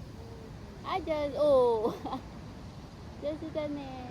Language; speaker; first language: Japanese; non-native, learner; Filipino